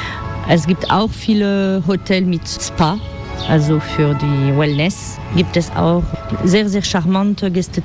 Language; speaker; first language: German; non-native, fluent; French